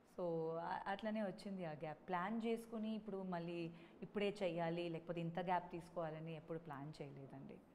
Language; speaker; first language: Telugu; non-native, local second language; Tamil